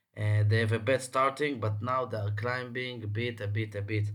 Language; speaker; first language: English; non-native, fluent; Hebrew